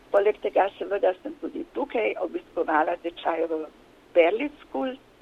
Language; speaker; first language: Slovenian; native; Slovenian